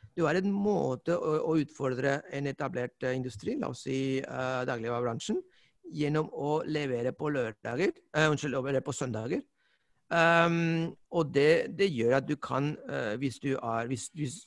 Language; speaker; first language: Norwegian; non-native, fluent; Spanish